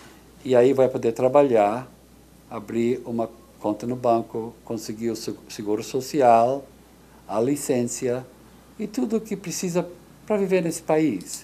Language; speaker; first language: Portuguese; non-native, fluent; English